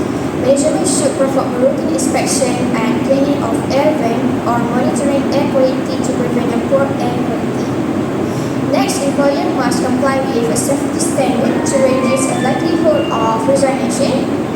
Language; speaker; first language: English; non-native, learner; Malay